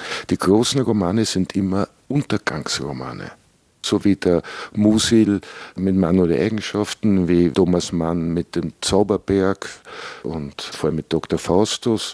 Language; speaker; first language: German; native; German